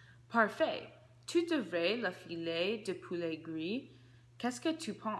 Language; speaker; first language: French; non-native, learner; English